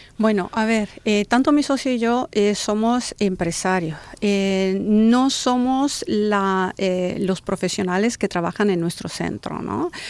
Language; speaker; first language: Spanish; non-native, fluent; Italian